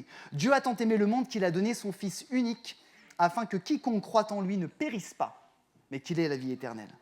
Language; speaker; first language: French; native; French